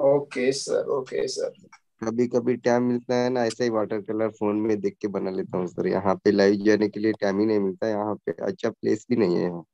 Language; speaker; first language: Hindi; non-native, local second language; Kannada